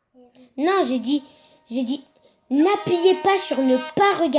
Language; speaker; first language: French; native; French